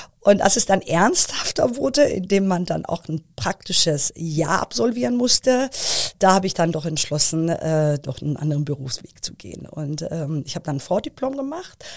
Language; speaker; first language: German; early bilingual, other home language; Persian